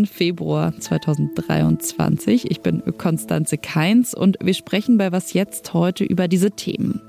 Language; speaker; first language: German; native; German